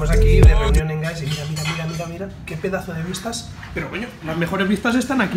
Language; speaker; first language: Spanish; native; Spanish